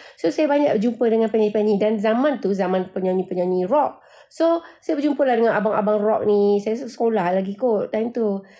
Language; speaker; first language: Malay; native; Malay